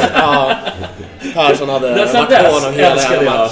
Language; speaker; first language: Swedish; native; Swedish